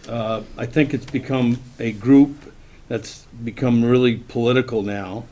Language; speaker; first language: English; native; English